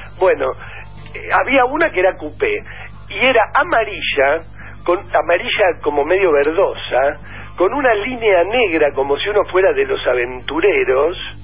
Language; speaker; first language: Spanish; native; Spanish